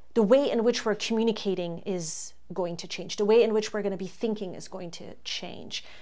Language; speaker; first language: English; non-native, fluent; German